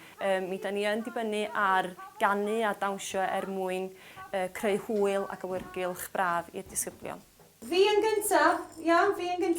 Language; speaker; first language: Welsh; native; Welsh